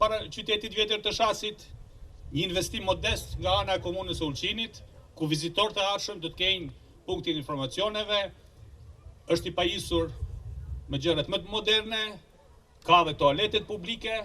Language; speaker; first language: Albanian; native; Albanian